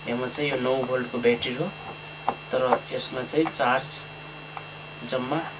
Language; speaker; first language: Nepali; native; Nepali